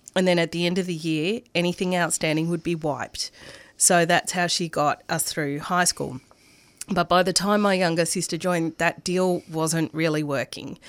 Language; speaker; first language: English; non-native, local second language; Arabic